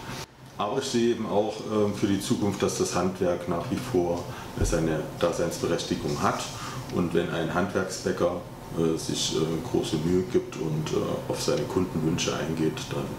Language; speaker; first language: German; native; German